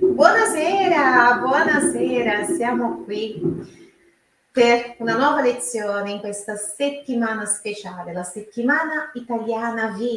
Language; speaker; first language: Italian; non-native, fluent; Portuguese